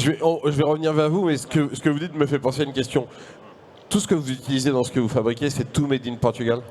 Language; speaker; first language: French; native; French